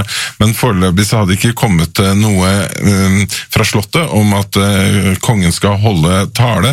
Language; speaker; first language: Norwegian; native; Norwegian